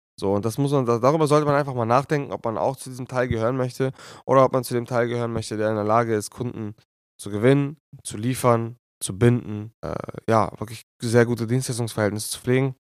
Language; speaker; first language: German; native; German